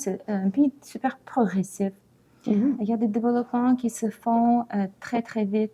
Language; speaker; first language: French; non-native, fluent; Ukrainian